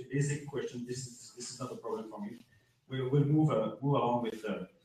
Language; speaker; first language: English; non-native, fluent; French